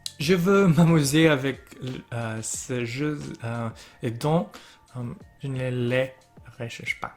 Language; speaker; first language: French; non-native, learner; English